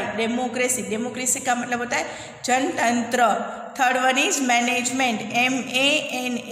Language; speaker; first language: Hindi; native; Hindi